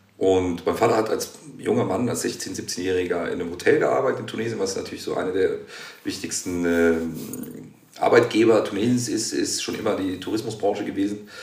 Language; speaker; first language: German; native; German